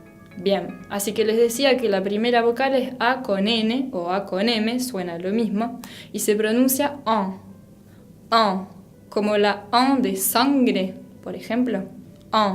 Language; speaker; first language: Spanish; non-native, fluent; French